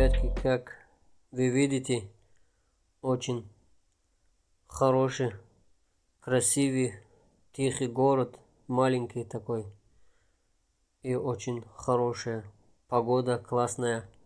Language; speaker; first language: Russian; non-native, local second language; Tajik